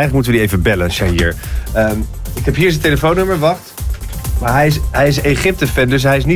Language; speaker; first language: Dutch; native; Dutch